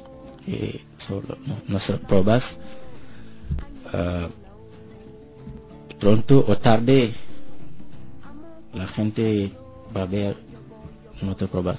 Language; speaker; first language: Spanish; non-native, learner; French